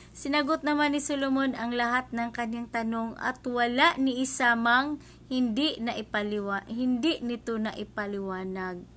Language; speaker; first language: Filipino; non-native, local second language; Cebuano